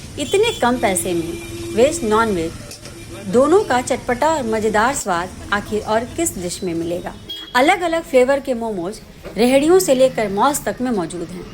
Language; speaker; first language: Hindi; native; Hindi